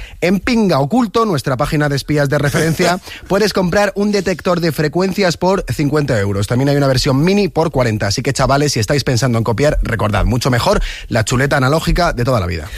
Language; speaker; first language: Spanish; native; Spanish